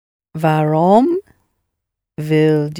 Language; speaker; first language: Dutch; non-native, learner; English